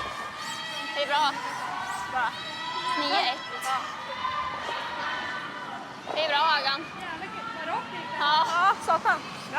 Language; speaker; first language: Swedish; native; Swedish